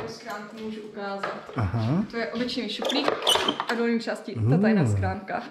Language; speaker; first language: Czech; native; Czech